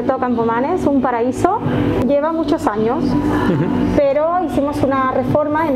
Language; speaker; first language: Spanish; non-native, fluent; French